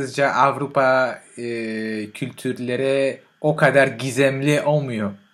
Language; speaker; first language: Turkish; non-native, fluent; French